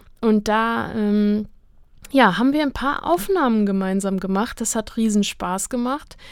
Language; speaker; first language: German; native; German